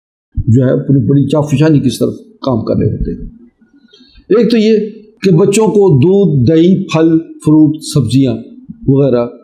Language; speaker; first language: Urdu; native; Urdu